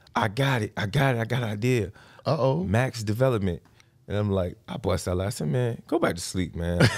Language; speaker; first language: English; native; English